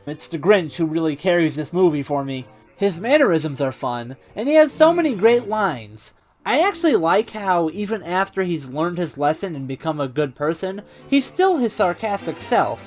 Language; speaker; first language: English; native; English